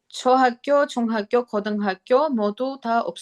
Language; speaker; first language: Korean; non-native, learner; Armenian